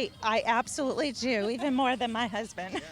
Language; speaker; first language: English; native; English